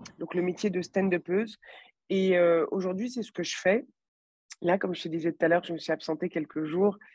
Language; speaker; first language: French; native; French